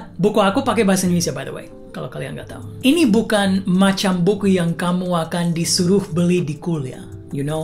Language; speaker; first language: Indonesian; non-native, fluent; English